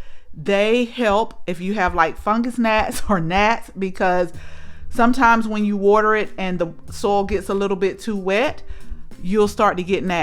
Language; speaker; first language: English; native; English